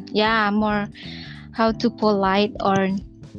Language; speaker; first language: English; non-native, learner; Indonesian